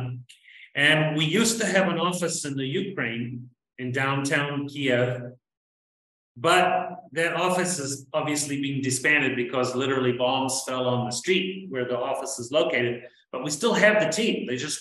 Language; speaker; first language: English; native; English